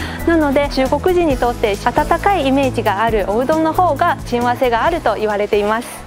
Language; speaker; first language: Japanese; non-native, fluent; Chinese